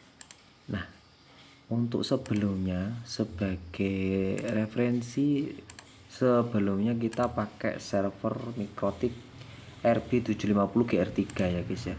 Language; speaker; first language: Indonesian; native; Indonesian